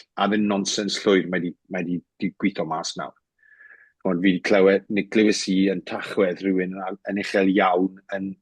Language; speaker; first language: Welsh; native; Welsh